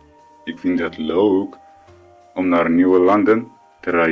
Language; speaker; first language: Dutch; non-native, learner; Tigrinya